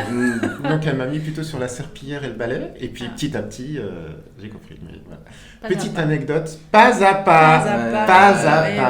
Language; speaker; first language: French; native; French